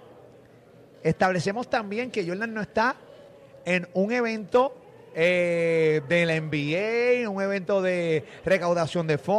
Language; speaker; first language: Spanish; native; Spanish